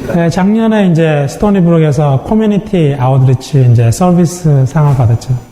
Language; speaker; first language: Korean; native; Korean